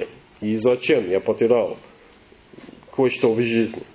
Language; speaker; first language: Russian; non-native, learner; English